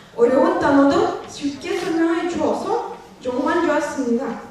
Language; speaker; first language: Korean; non-native, learner; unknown